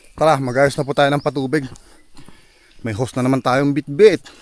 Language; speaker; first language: Filipino; non-native, local second language; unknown